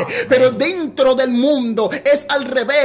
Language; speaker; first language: Spanish; native; Spanish